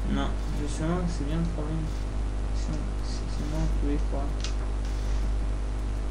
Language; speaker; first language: French; native; French